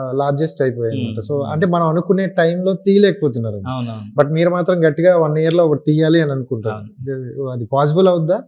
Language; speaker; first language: Telugu; native; Telugu